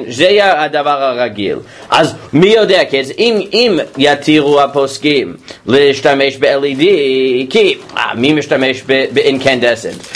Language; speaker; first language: Hebrew; non-native, fluent; English